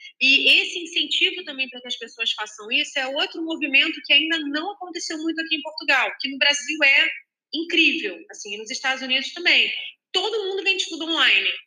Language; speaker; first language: Portuguese; native; Portuguese